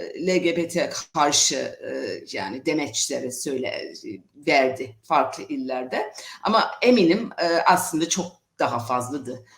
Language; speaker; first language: Turkish; non-native, fluent; English